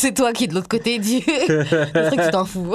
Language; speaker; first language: French; native; French